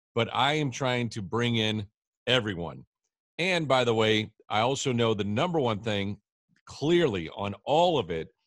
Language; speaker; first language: English; native; English